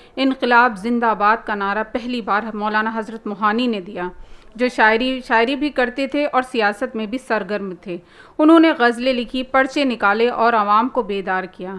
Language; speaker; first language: Urdu; native; Urdu